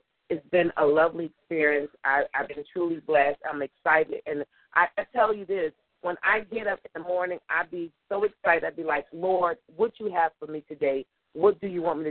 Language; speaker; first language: English; native; English